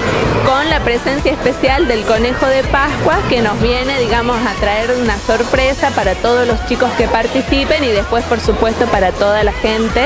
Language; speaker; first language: Spanish; native; Spanish